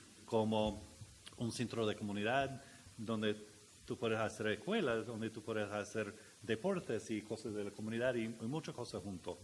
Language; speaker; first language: Spanish; non-native, learner; English